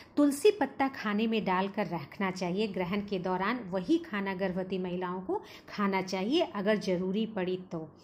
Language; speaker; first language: Hindi; native; Hindi